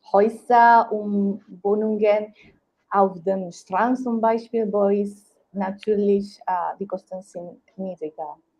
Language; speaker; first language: German; non-native, learner; Spanish